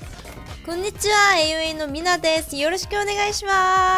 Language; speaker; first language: Japanese; non-native, learner; Korean